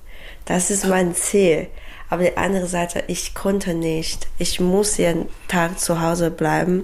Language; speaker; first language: German; non-native, learner; Chinese